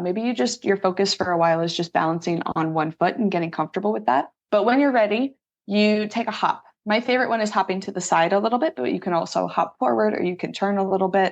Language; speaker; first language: English; native; English